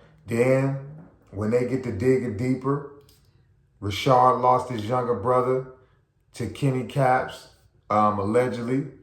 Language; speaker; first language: English; native; English